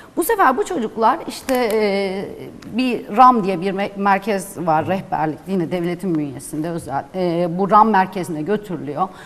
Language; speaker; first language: Turkish; non-native, local second language; Kurdish